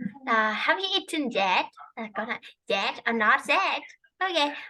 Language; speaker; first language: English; non-native, fluent; Vietnamese